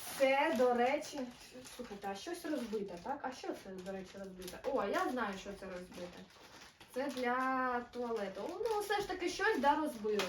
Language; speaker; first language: Ukrainian; non-native, local second language; Russian